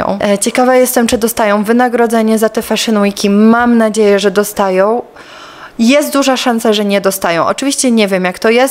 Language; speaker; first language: Polish; native; Polish